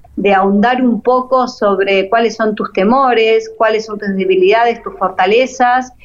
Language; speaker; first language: Spanish; native; Spanish